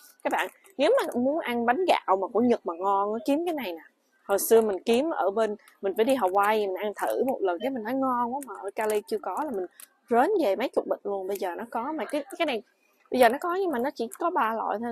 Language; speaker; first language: Vietnamese; early bilingual, heritage; Vietnamese